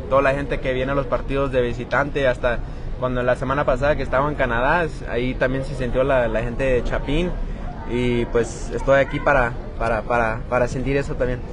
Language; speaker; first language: Spanish; early bilingual, heritage; Spanish